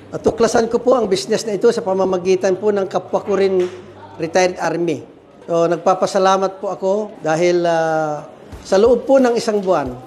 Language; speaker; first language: Filipino; native; Filipino